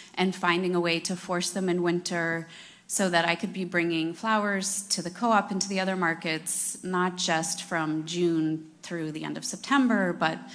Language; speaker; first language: English; native; English